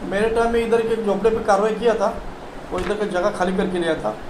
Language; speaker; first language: Hindi; non-native, local second language; Marathi